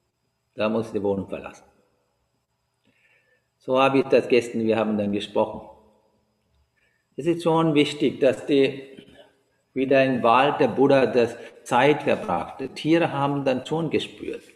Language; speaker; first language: German; non-native, learner; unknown